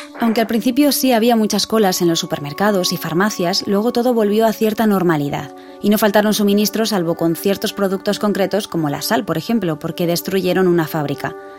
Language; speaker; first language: Spanish; native; Spanish